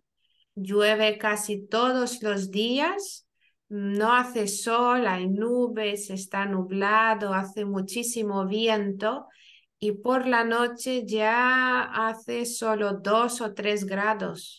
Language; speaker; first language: Spanish; non-native, fluent; Lithuanian